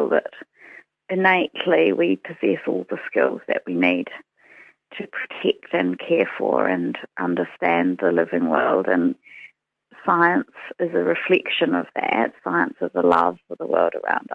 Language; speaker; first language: English; native; English